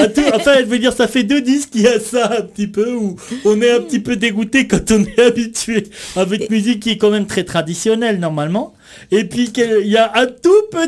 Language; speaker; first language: French; native; French